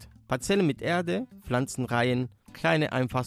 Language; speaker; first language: German; native; German